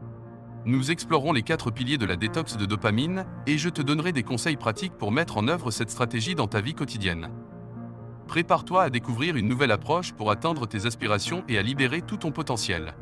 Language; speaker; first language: French; native; French